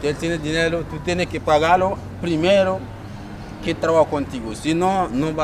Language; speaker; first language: Spanish; non-native, learner; Haitian Creole